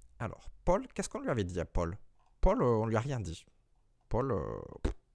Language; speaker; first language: French; native; French